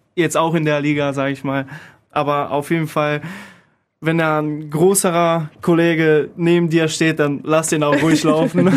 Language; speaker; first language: German; early bilingual, other home language; Polish